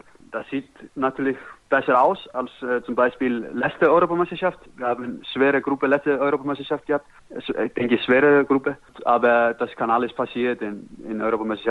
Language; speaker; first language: German; non-native, learner; Icelandic